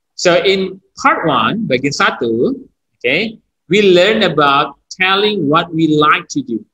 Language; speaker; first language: English; non-native, fluent; Indonesian